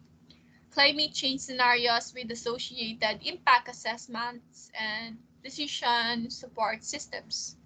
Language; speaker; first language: English; non-native, local second language; Filipino